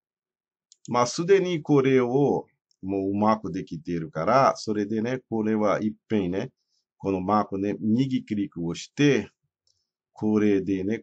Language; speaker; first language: Japanese; non-native, fluent; Portuguese